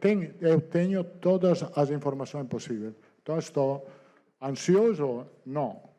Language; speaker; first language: Portuguese; non-native, fluent; Italian